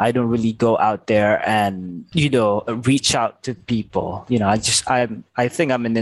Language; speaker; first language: English; non-native, local second language; Malay